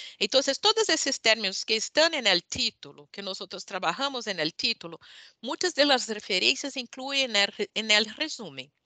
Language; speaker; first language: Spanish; non-native, learner; Portuguese